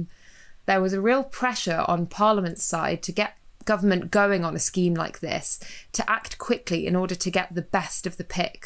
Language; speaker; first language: English; native; English